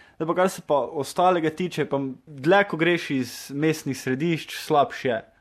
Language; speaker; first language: Slovenian; native; Slovenian